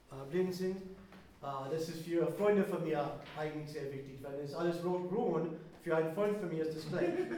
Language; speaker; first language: German; non-native, fluent; English